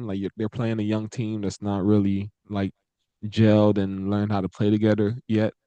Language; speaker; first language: English; native; English